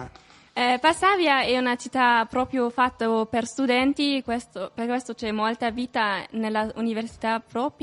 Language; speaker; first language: Italian; non-native, learner; German